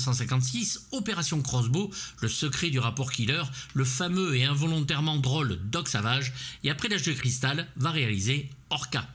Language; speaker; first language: French; native; French